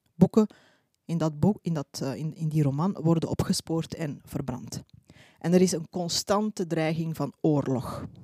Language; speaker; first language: Dutch; early bilingual, other home language; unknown